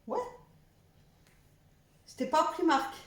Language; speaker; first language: French; native; French